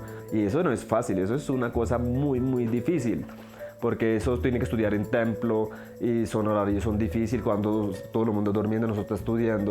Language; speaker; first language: Spanish; non-native, learner; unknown